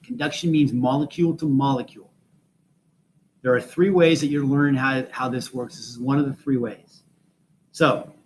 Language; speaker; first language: English; native; English